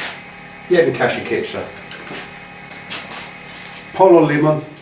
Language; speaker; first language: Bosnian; non-native, learner; English